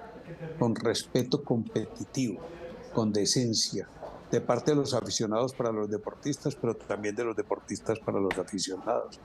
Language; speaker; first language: Spanish; native; Spanish